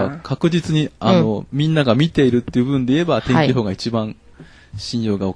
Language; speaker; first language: Japanese; native; Japanese